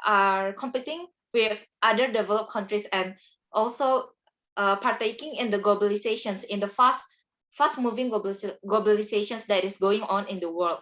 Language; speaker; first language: English; non-native, fluent; Indonesian